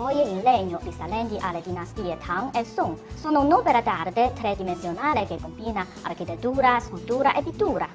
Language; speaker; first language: Italian; non-native, fluent; Chinese